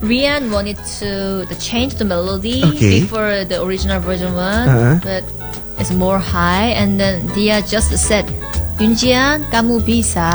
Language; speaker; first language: English; non-native, learner; Korean